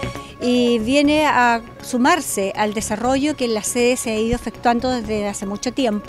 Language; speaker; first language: Spanish; native; Spanish